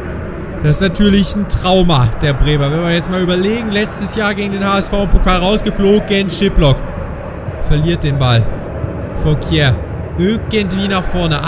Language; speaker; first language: German; native; German